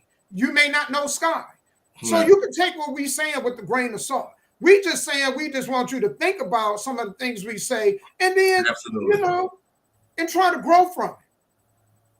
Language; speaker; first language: English; native; English